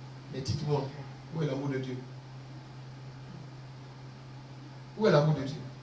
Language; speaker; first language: French; native; French